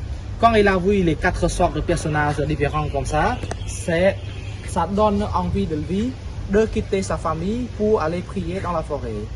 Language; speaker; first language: French; non-native, fluent; Khmer